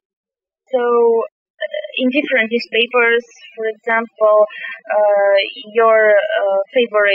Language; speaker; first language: English; non-native, fluent; Kazakh